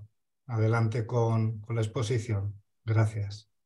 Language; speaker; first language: Spanish; native; Spanish